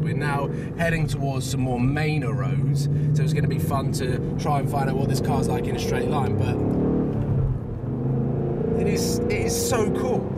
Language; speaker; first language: English; native; English